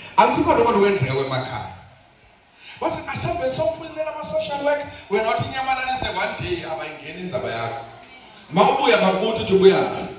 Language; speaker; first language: Zulu; non-native, local second language; Swati